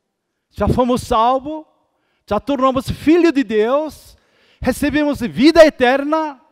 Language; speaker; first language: Portuguese; non-native, fluent; Korean